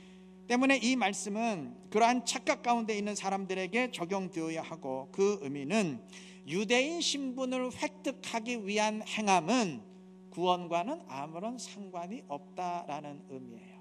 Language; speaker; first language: Korean; native; Korean